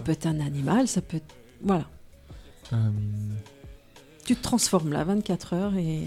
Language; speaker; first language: French; native; French